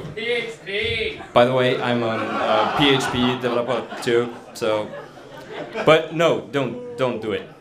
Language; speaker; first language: English; non-native, fluent; German